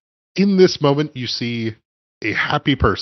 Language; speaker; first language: English; native; English